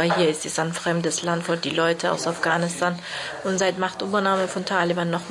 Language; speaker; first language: German; non-native, learner; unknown